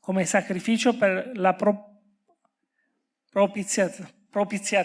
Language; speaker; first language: Italian; native; Italian